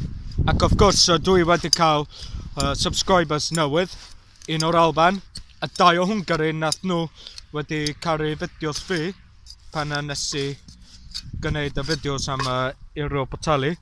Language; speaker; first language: Welsh; non-native, learner; English